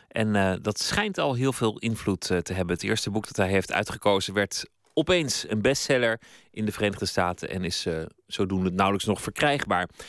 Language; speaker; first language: Dutch; native; Dutch